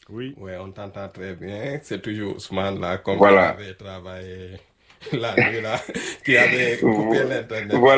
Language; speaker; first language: French; non-native, local second language; Wolof